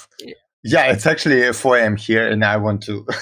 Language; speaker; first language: English; non-native, fluent; Russian